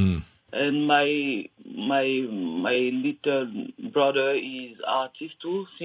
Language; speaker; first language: English; non-native, learner; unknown